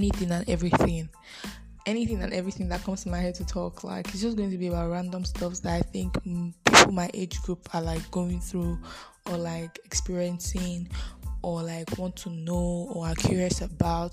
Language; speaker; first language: English; non-native, local second language; Bini